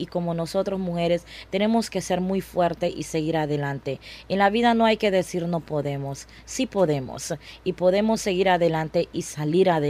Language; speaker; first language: Spanish; non-native, local second language; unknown